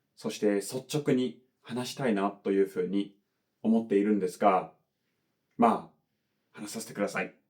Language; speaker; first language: Japanese; non-native, fluent; English